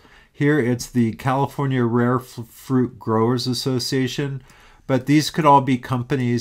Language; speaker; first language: English; native; English